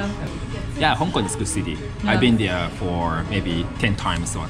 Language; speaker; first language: English; non-native, fluent; Japanese